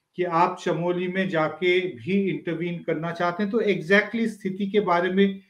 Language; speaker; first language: Hindi; native; Hindi